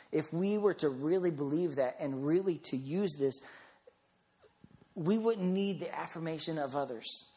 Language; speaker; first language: English; native; English